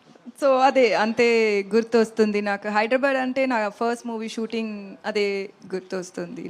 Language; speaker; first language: Telugu; non-native, learner; Tamil